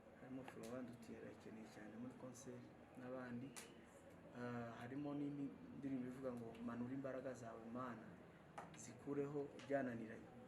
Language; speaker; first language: Kinyarwanda; native; Kinyarwanda